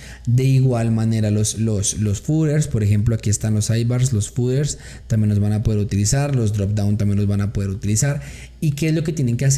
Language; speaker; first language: Spanish; native; Spanish